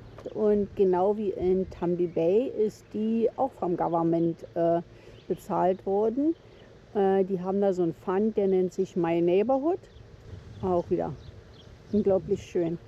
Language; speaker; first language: German; native; German